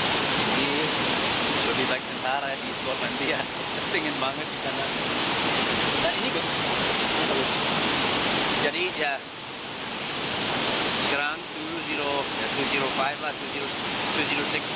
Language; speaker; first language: Indonesian; non-native, learner; English